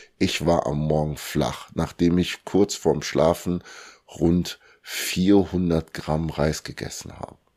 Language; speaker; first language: German; early bilingual, other home language; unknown